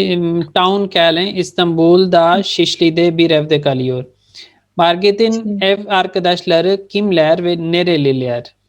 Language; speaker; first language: Turkish; non-native, fluent; Urdu